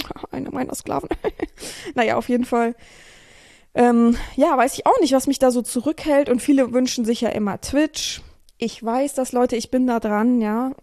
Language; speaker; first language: German; native; German